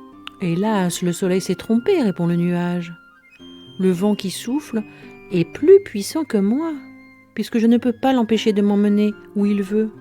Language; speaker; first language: French; native; French